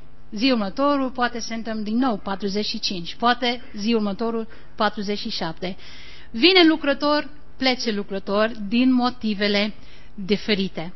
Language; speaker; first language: Romanian; non-native, learner; English